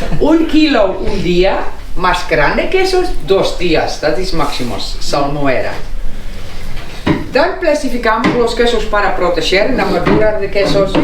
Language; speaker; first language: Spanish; non-native, learner; Dutch